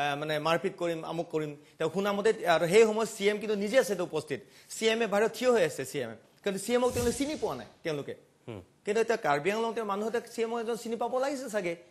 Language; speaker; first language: Assamese; non-native, local second language; Karbi